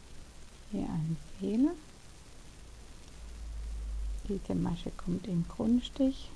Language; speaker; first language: German; native; German